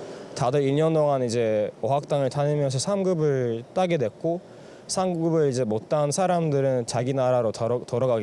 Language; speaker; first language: Korean; non-native, fluent; Azerbaijani